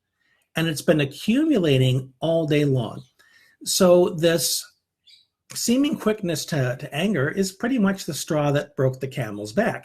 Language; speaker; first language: English; native; English